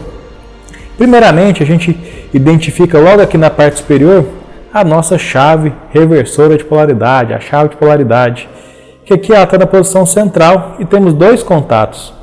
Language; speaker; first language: Portuguese; native; Portuguese